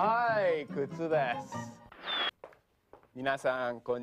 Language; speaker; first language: Japanese; non-native, fluent; English